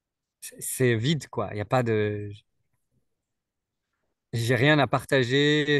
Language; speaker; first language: French; native; French